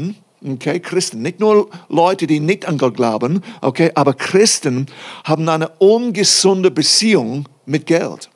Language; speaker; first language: German; non-native, fluent; English